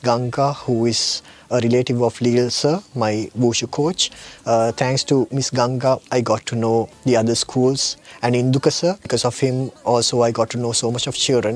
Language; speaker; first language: English; non-native, local second language; Sinhala